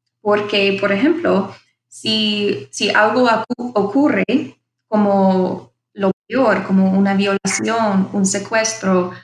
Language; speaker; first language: Spanish; non-native, fluent; English